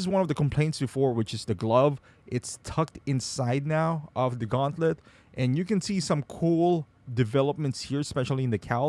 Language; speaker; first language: English; native; English